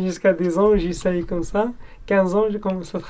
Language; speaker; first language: French; non-native, learner; Arabic